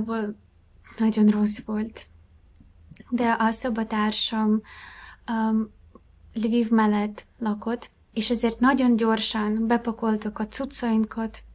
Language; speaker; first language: Hungarian; non-native, fluent; Ukrainian